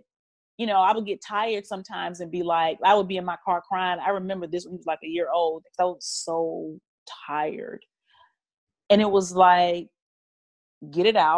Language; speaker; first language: English; native; English